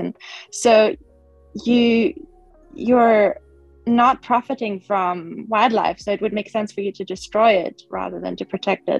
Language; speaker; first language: English; non-native, local second language; Swedish